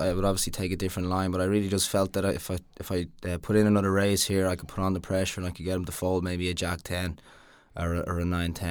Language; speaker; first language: English; native; English